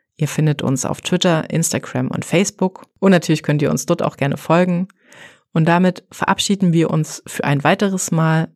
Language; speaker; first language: German; native; German